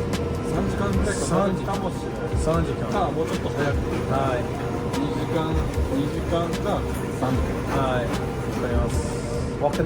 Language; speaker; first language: Japanese; non-native, learner; English